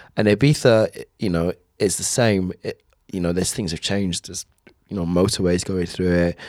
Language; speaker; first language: English; native; English